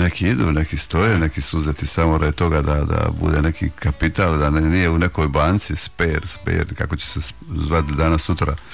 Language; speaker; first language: Croatian; native; Croatian